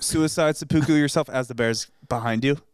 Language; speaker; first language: English; native; English